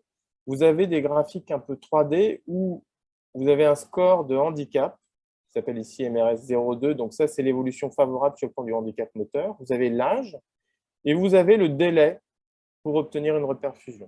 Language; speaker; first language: French; native; French